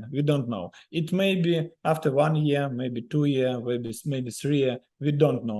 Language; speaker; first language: English; non-native, learner; Ukrainian